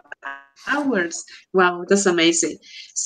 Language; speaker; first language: English; non-native, fluent; Spanish